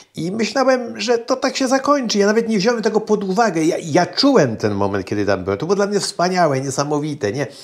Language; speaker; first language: Polish; native; Polish